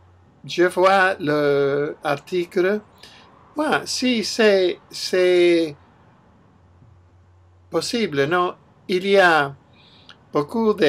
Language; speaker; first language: French; non-native, learner; English